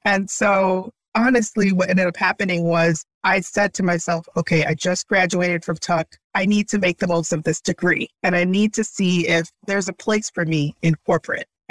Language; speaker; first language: English; early bilingual, other home language; Haitian Creole